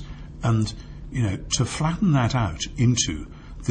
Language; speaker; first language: English; native; English